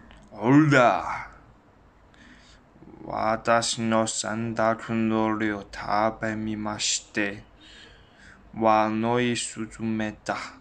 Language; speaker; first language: Japanese; non-native, learner; Chinese